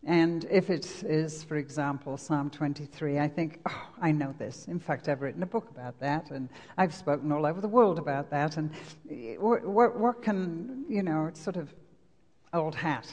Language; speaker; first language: English; native; English